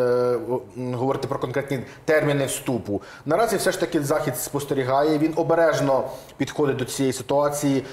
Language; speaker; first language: Ukrainian; native; Ukrainian